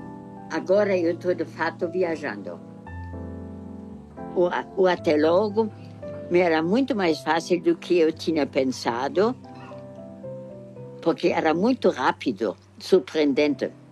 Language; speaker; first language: Portuguese; non-native, fluent; German